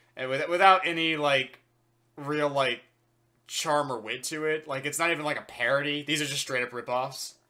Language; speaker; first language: English; native; English